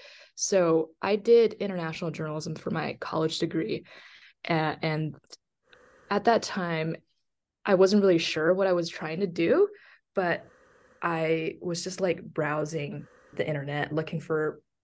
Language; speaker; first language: English; non-native, fluent; Chinese